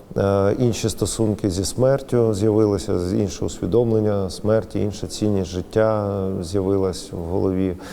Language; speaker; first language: Ukrainian; non-native, local second language; Russian